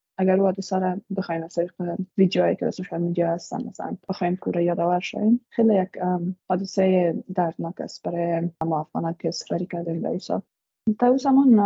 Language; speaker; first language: Persian; native; Persian